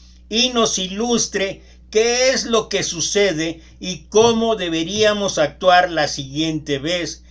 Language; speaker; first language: Spanish; native; Spanish